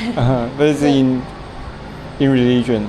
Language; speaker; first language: English; non-native, learner; Chinese